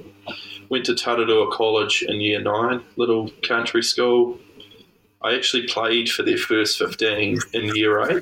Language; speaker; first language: English; native; English